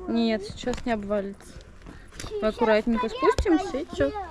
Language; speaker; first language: Russian; native; Russian